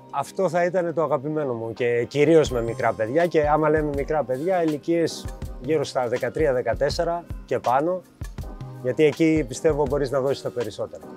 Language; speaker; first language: Greek; early bilingual, heritage; Greek